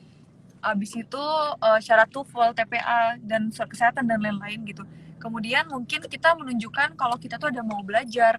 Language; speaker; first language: Indonesian; native; Indonesian